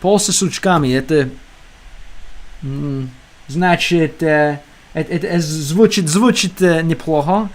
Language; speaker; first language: Russian; non-native, learner; English